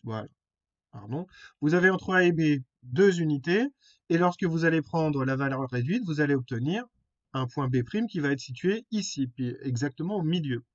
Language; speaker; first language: French; native; French